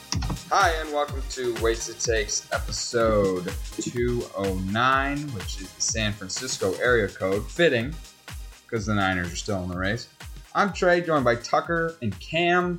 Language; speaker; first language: English; native; English